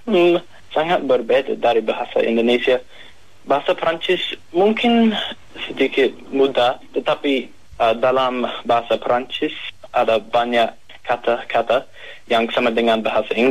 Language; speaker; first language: Indonesian; non-native, learner; English